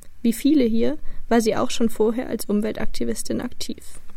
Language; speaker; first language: German; native; German